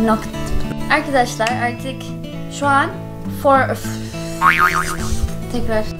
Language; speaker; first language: Turkish; non-native, learner; English